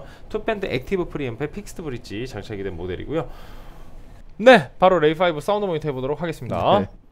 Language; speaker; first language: Korean; native; Korean